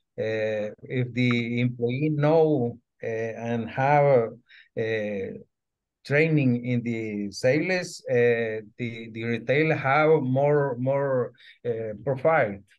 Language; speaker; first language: English; non-native, learner; Spanish